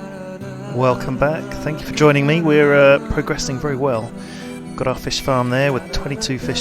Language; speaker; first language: English; native; English